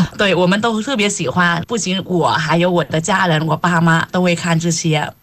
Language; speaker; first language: Chinese; non-native, fluent; Vietnamese